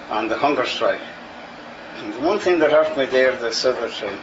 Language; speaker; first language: English; native; English